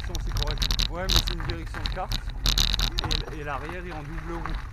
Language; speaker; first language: French; native; French